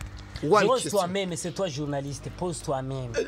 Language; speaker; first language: French; non-native, local second language; Rundi